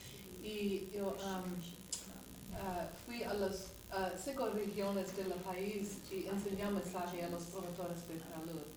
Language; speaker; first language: Spanish; non-native, learner; English